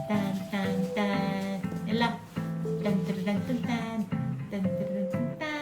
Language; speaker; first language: Korean; native; Korean